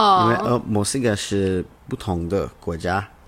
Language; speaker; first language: Chinese; non-native, learner; English